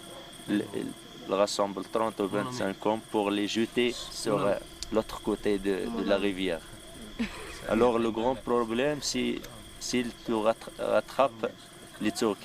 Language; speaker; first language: French; non-native, fluent; Arabic